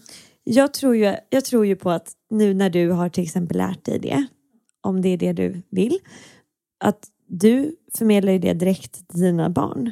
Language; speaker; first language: Swedish; native; Swedish